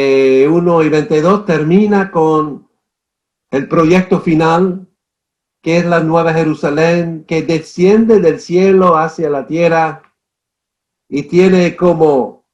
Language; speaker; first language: Spanish; non-native, fluent; English